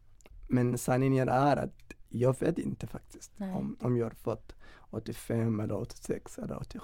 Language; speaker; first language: Swedish; non-native, fluent; Somali